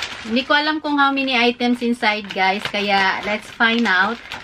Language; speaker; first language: English; non-native, local second language; Filipino